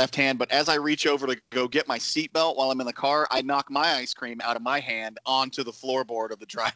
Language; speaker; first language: English; native; English